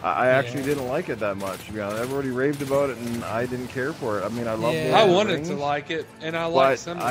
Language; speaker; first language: English; native; English